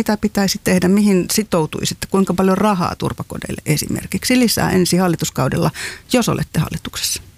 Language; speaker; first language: Finnish; native; Finnish